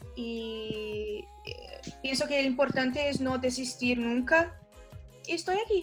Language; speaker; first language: Spanish; non-native, learner; Portuguese